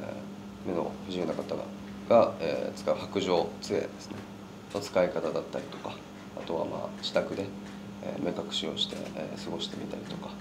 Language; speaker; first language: Japanese; native; Japanese